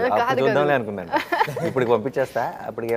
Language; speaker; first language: Telugu; native; Telugu